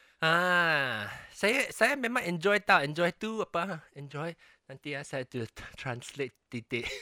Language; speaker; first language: Malay; non-native, local second language; Chinese